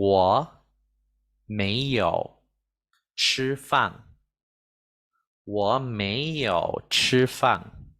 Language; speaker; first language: Chinese; non-native, fluent; Spanish